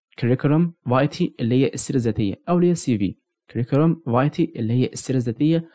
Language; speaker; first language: Arabic; native; Arabic